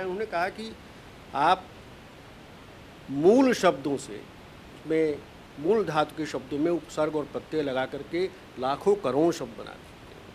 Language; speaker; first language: Hindi; native; Hindi